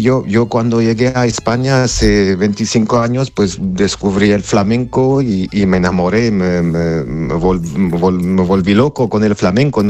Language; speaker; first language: Spanish; non-native, fluent; Armenian